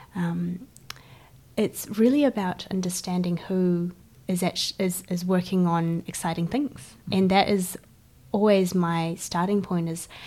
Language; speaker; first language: English; early bilingual, other home language; Chinese